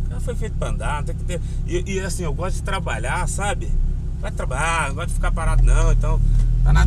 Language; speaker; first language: Portuguese; native; Portuguese